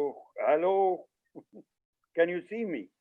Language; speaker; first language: English; non-native, fluent; Arabic